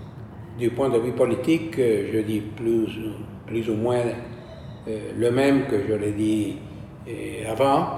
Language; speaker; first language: French; non-native, fluent; Spanish